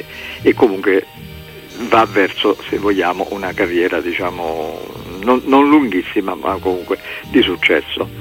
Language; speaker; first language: Italian; native; Italian